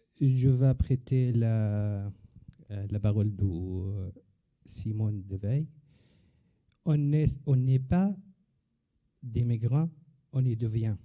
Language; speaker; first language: French; non-native, learner; Arabic